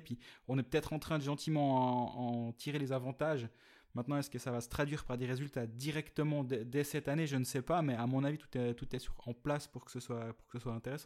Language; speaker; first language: French; native; French